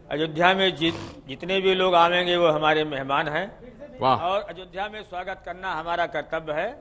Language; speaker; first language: Hindi; native; Hindi